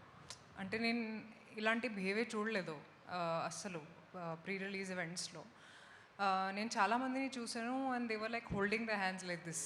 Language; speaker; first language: Telugu; non-native, local second language; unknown